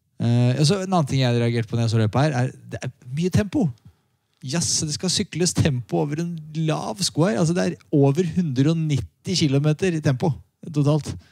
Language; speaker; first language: Norwegian; native; Norwegian